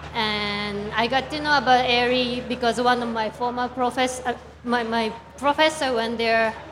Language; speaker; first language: English; non-native, fluent; Japanese